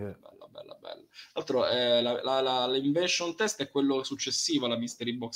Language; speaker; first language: Italian; native; Italian